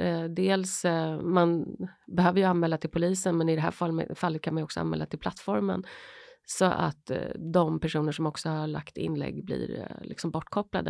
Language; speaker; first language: Swedish; native; Swedish